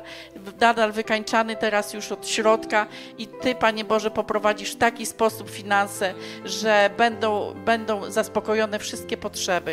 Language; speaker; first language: Polish; native; Polish